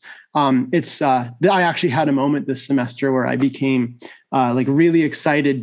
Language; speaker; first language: English; native; English